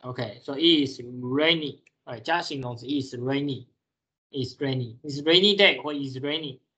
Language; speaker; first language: English; non-native, fluent; Chinese